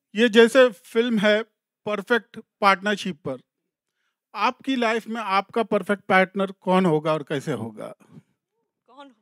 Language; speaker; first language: Hindi; native; Hindi